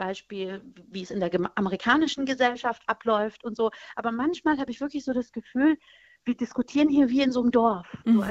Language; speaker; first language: German; early bilingual, other home language; Persian